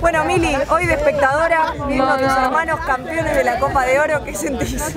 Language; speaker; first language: Spanish; native; Spanish